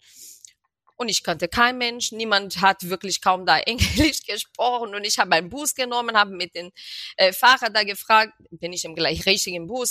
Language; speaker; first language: German; non-native, fluent; Portuguese